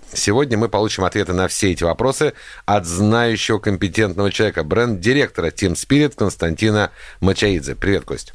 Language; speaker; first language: Russian; native; Russian